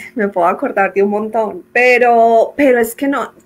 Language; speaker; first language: Spanish; native; Spanish